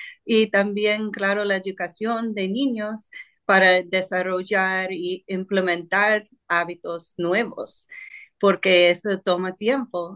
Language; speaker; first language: Spanish; non-native, fluent; English